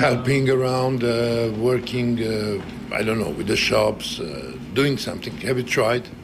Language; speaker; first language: English; non-native, fluent; Croatian